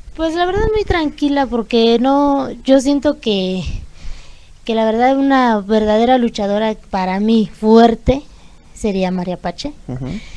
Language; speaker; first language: Spanish; native; Spanish